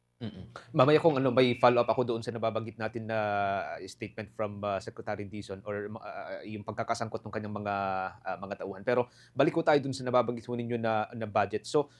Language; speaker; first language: Filipino; native; Filipino